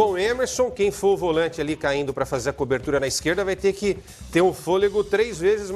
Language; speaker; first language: Portuguese; native; Portuguese